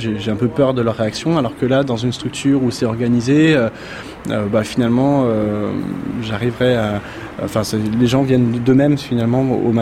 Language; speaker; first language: French; native; French